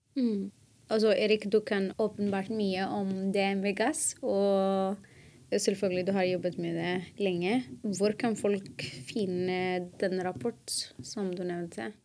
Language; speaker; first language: Norwegian; non-native, fluent; Arabic